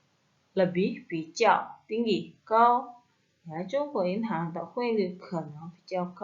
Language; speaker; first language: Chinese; non-native, fluent; Indonesian